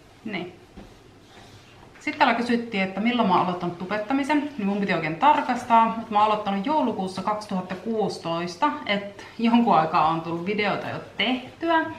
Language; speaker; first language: Finnish; native; Finnish